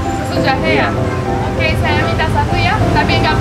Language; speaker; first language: Indonesian; non-native, fluent; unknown